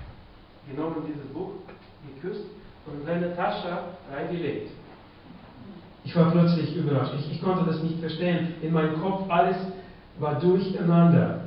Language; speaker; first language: German; non-native, fluent; Russian